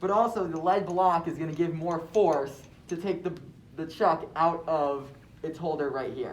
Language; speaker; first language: English; native; English